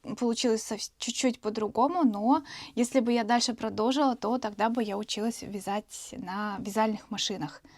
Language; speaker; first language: Russian; native; Russian